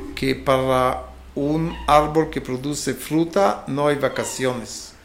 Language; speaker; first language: Spanish; non-native, fluent; Hebrew